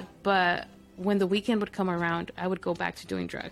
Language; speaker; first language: English; early bilingual, other home language; Spanish